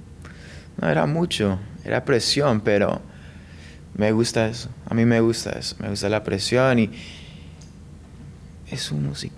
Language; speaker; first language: Spanish; early bilingual, heritage; English